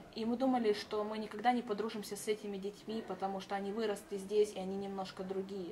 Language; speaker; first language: Russian; early bilingual, heritage; Russian